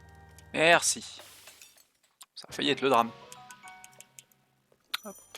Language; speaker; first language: French; native; French